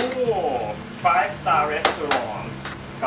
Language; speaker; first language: Japanese; non-native, learner; Thai